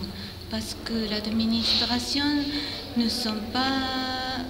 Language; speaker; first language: French; non-native, fluent; Japanese